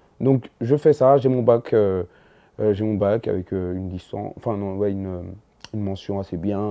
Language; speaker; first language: French; early bilingual, other home language; Dyula